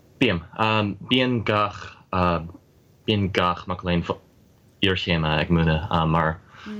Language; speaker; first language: Irish; non-native, fluent; English